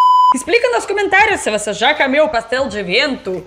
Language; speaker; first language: Portuguese; non-native, learner; Russian